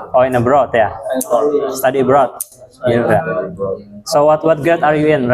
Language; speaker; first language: English; non-native, fluent; Indonesian